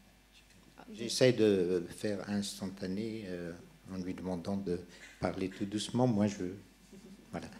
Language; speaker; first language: French; non-native, local second language; Persian